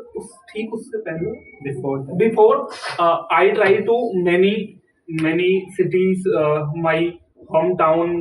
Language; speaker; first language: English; non-native, learner; Hindi